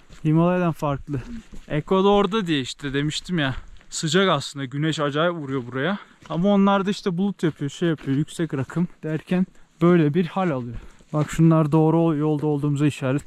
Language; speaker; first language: Turkish; native; Turkish